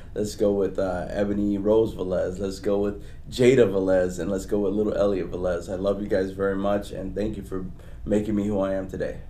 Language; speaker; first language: English; early bilingual, other home language; Spanish